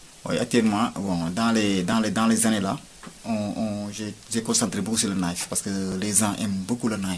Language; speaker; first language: French; non-native, local second language; Wolof